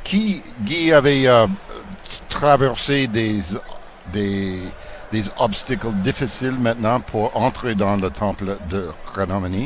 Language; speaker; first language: French; non-native, local second language; English